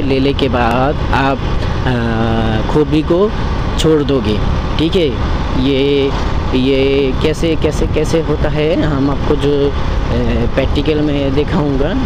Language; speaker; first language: Hindi; non-native, learner; Bangla